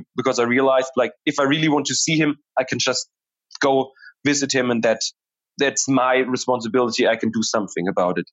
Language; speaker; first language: English; non-native, fluent; German